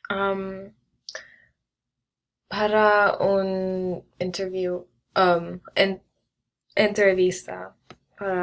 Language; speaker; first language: Spanish; non-native, learner; English